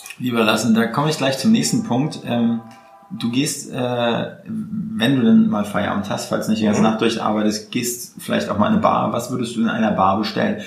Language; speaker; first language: German; native; German